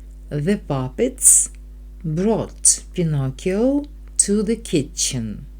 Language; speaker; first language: English; non-native, fluent; Ukrainian